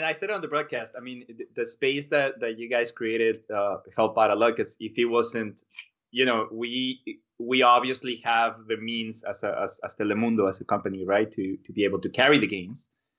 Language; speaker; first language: English; non-native, fluent; Spanish